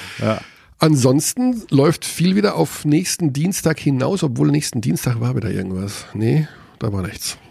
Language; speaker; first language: German; native; German